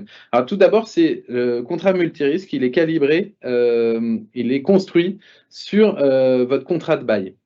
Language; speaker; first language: French; native; French